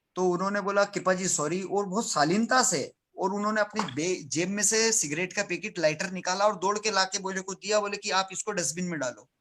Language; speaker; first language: Hindi; native; Hindi